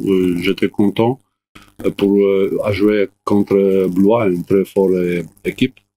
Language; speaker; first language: French; non-native, learner; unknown